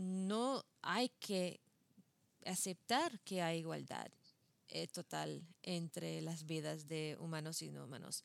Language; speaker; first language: Spanish; non-native, fluent; English